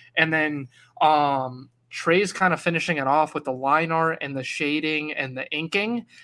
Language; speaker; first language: English; native; English